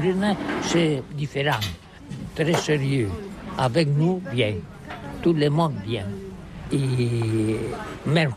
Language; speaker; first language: French; non-native, learner; Catalan